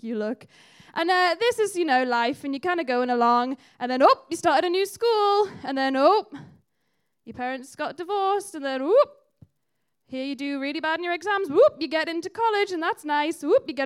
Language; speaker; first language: English; native; English